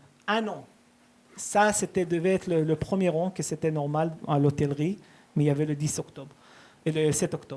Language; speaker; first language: French; early bilingual, heritage; Hebrew